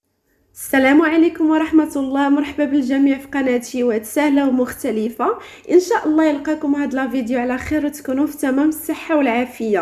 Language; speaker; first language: Arabic; native; Arabic